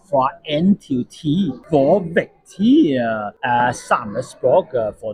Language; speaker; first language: Norwegian; non-native, learner; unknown